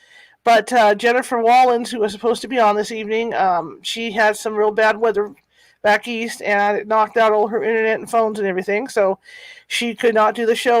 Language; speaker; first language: English; native; English